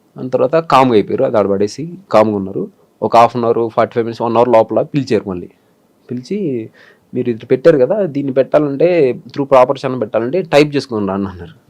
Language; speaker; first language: Telugu; native; Telugu